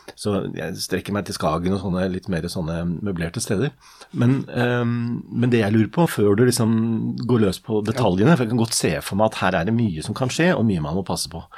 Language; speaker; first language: Norwegian; native; Norwegian